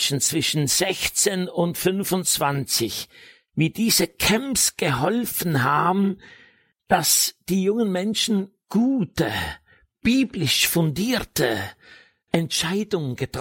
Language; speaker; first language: German; native; German